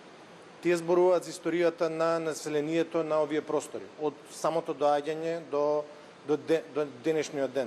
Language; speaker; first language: Macedonian; native; Macedonian